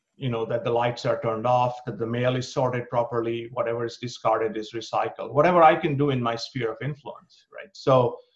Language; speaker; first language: English; non-native, local second language; Bangla